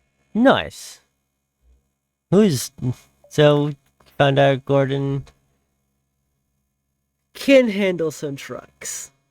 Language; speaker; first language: English; native; English